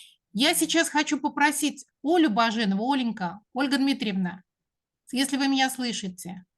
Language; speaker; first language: Russian; native; Russian